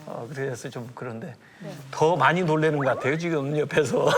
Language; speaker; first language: Korean; native; Korean